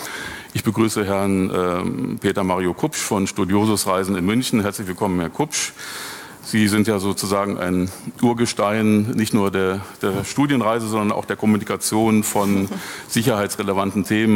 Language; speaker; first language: German; native; German